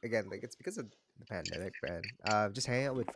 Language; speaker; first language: English; non-native, local second language; Filipino